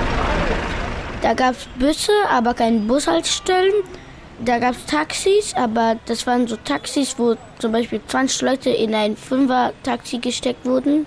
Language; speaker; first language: German; early bilingual, other home language; Pashto